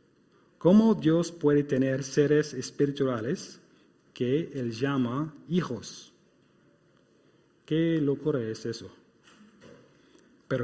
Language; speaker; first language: Spanish; non-native, fluent; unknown